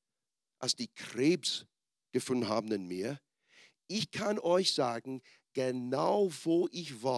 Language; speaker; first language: German; non-native, fluent; English